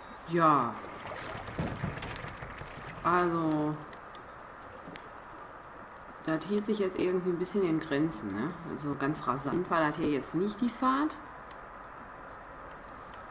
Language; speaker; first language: German; native; German